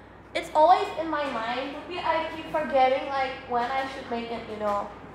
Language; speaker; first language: English; native; English